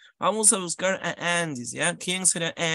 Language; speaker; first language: Spanish; native; Spanish